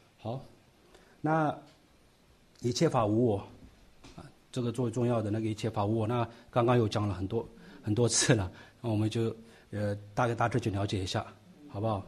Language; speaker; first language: Chinese; non-native, local second language; Tibetan